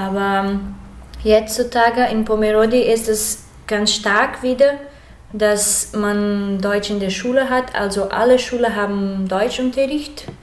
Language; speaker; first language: German; early bilingual, heritage; German